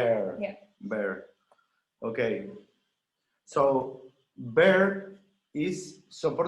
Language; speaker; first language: English; non-native, learner; Spanish